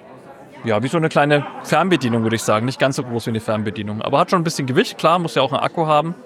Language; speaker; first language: German; native; German